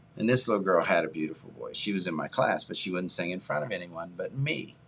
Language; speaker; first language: English; native; English